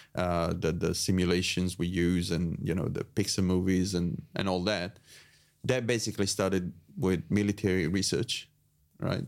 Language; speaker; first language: English; non-native, fluent; Italian